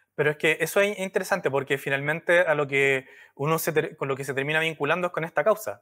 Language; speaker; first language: Spanish; native; Spanish